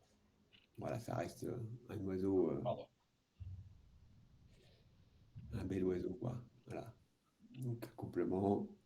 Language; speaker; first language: French; native; French